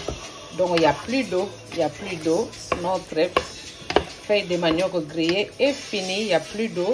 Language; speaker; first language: French; non-native, local second language; Lingala